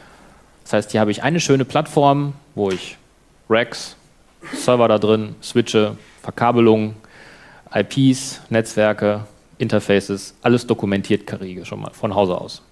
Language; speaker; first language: German; native; German